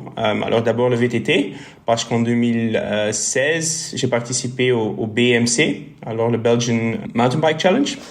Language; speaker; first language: French; non-native, local second language; Dutch